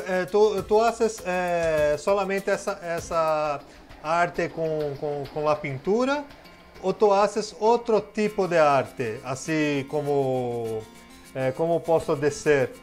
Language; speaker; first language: Spanish; non-native, learner; Portuguese